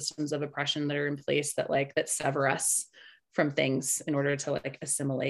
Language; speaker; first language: English; early bilingual, other home language; Spanish